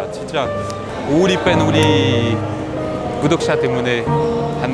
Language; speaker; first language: Korean; non-native, learner; French